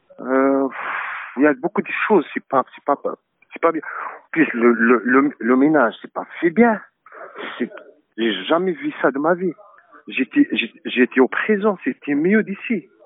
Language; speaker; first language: French; non-native, learner; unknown